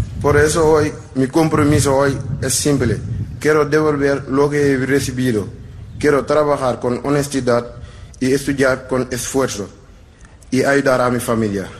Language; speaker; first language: Spanish; non-native, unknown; Wolof